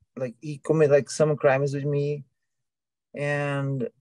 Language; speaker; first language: English; non-native, learner; Portuguese